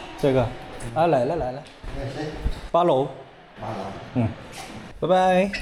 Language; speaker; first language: Chinese; non-native, learner; Korean